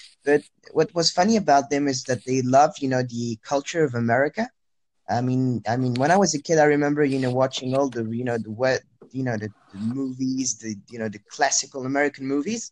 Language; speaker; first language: English; non-native, fluent; French